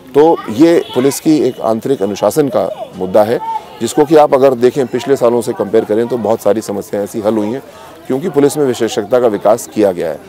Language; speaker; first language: Hindi; native; Hindi